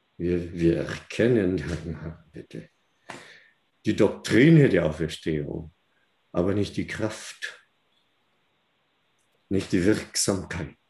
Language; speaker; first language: German; non-native, fluent; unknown